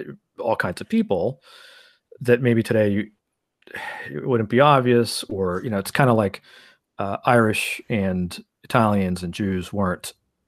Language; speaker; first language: English; early bilingual, other home language; Spanish